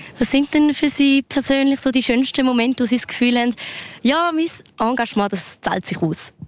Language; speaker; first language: German; native; German